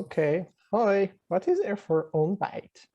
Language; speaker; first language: Dutch; non-native, learner; Persian